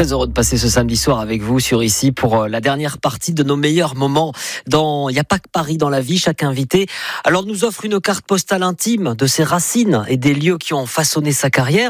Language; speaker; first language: French; native; French